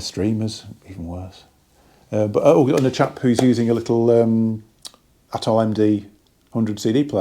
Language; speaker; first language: English; native; English